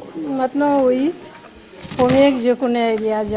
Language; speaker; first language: French; non-native, learner; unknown